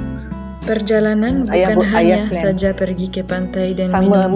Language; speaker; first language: Indonesian; non-native, fluent; French